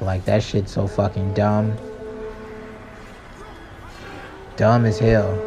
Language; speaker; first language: English; native; English